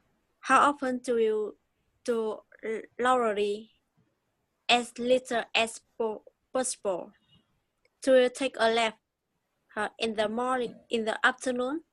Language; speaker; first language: English; non-native, learner; Vietnamese